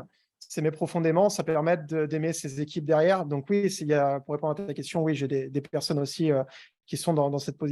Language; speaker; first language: French; native; French